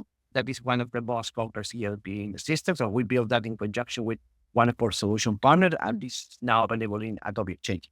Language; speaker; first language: English; non-native, fluent; Spanish